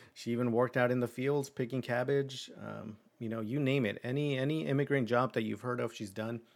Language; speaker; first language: English; early bilingual, other home language; Spanish